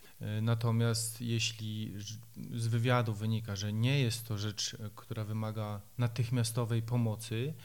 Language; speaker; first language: Polish; native; Polish